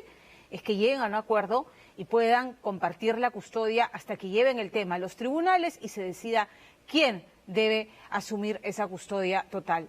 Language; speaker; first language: Spanish; native; Spanish